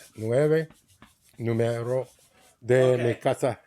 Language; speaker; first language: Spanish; non-native, learner; English